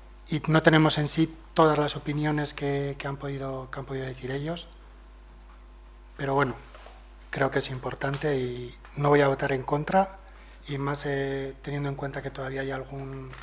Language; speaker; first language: Spanish; non-native, local second language; Basque